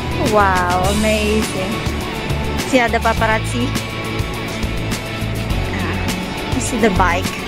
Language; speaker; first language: English; non-native, learner; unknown